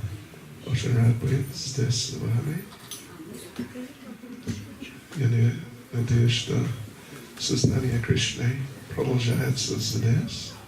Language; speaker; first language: Russian; non-native, learner; English